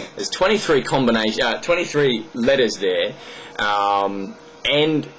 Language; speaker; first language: English; native; English